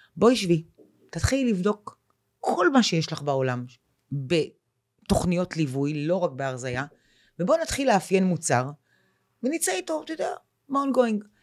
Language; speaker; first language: Hebrew; native; Hebrew